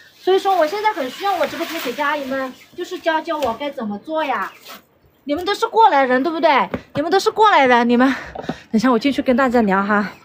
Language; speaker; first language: Chinese; non-native, local second language; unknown